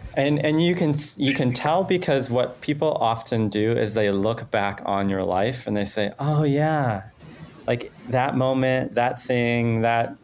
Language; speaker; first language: English; non-native, fluent; Spanish